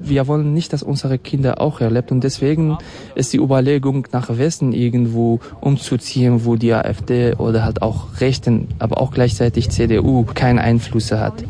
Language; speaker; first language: German; non-native, fluent; Kurdish